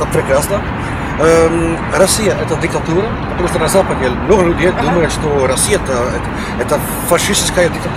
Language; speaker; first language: Russian; non-native, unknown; Dutch